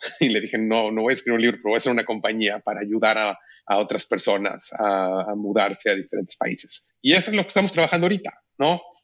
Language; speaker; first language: Spanish; native; Spanish